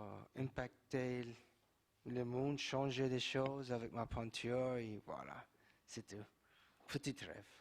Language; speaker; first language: French; non-native, fluent; English